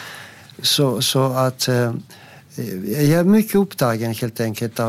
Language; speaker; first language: Swedish; non-native, fluent; Greek